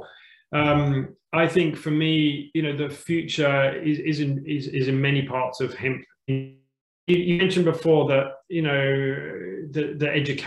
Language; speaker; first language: English; native; English